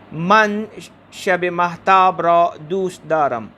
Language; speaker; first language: Persian; non-native, fluent; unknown